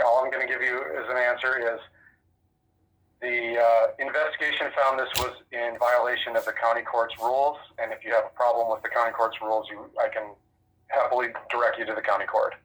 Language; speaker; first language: English; native; English